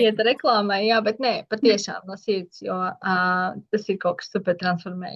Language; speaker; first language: Latvian; native; Latvian